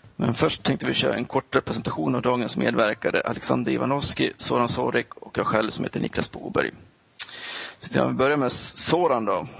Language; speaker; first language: Swedish; native; Swedish